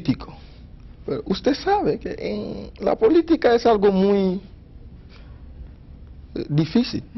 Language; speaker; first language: Spanish; non-native, fluent; Haitian Creole